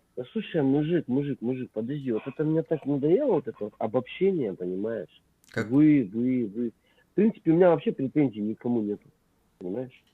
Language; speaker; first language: Russian; native; Russian